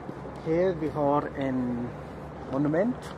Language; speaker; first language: Swedish; non-native, learner; Italian